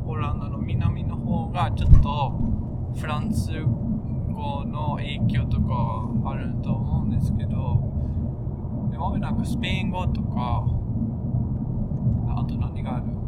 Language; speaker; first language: Japanese; non-native, fluent; Dutch